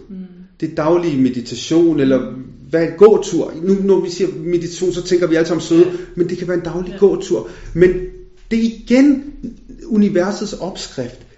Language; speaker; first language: Danish; early bilingual, other home language; Punjabi